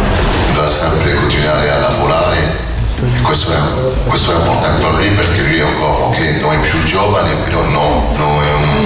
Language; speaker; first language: Italian; non-native, fluent; French